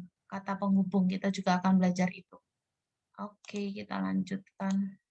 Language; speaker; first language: Indonesian; native; Indonesian